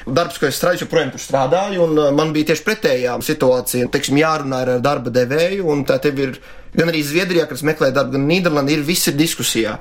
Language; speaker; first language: Latvian; native; Latvian